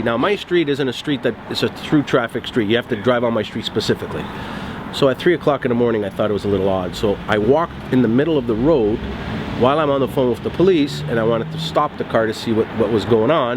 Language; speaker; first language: English; native; English